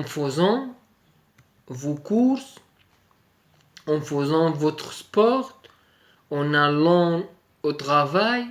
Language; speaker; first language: French; native; French